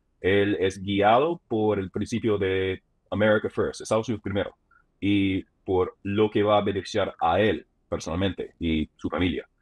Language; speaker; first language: Spanish; non-native, fluent; English